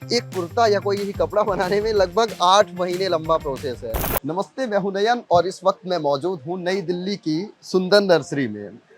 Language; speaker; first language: Hindi; native; Hindi